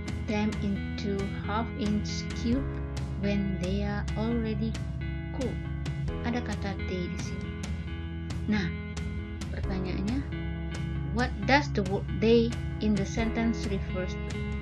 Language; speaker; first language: English; non-native, fluent; Indonesian